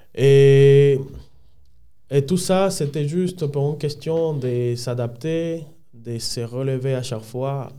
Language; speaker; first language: French; non-native, fluent; Spanish